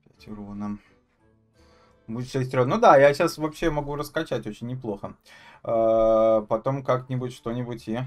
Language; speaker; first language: Russian; native; Russian